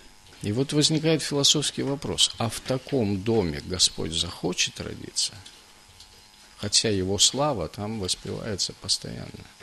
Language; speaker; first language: Russian; native; Russian